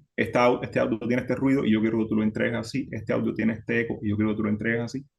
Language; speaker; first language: Spanish; native; Spanish